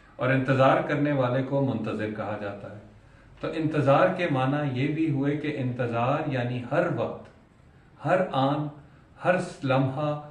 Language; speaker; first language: Urdu; native; Urdu